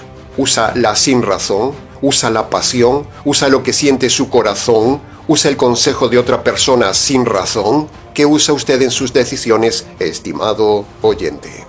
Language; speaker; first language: Spanish; native; Spanish